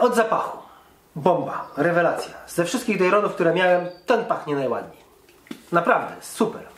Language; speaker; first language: Polish; native; Polish